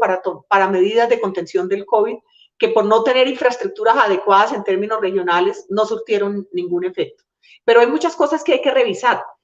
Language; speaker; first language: Spanish; native; Spanish